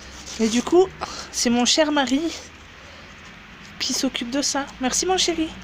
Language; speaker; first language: French; native; French